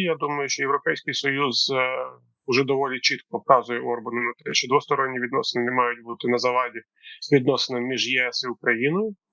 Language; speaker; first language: Ukrainian; native; Ukrainian